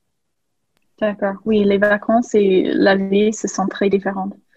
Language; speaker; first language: French; non-native, fluent; English